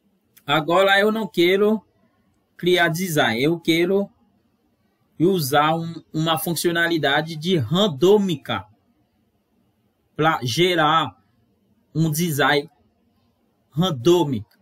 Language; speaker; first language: Portuguese; non-native, fluent; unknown